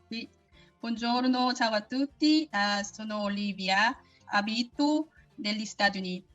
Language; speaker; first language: Italian; non-native, learner; Korean